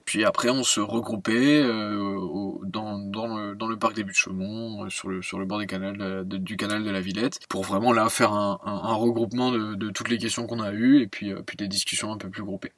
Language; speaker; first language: French; native; French